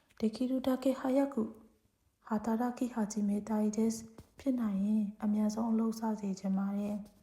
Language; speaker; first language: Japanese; non-native, fluent; Burmese